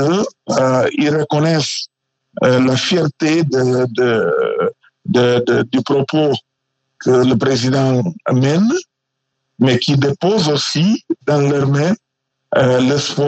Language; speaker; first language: French; non-native, fluent; Portuguese